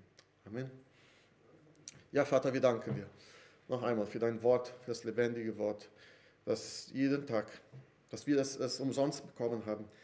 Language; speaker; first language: German; non-native, fluent; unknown